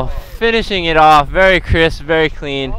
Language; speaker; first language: English; native; English